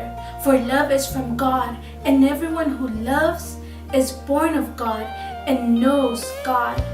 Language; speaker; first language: English; early bilingual, other home language; Spanish